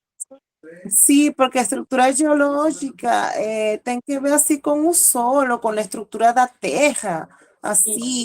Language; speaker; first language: Portuguese; non-native, fluent; Spanish